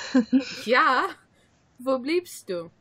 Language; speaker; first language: German; non-native, learner; English